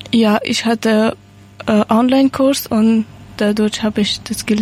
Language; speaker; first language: German; non-native, learner; Persian